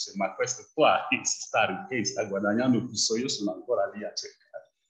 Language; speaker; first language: Italian; non-native, fluent; French